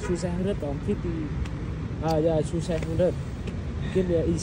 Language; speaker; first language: English; non-native, learner; Vietnamese